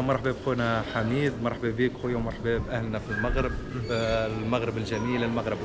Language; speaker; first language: Arabic; native; Arabic